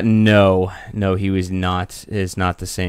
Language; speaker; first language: English; native; English